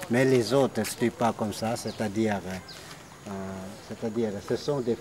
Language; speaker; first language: French; non-native, fluent; Lao